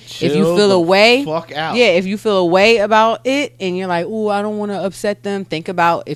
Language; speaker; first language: English; native; English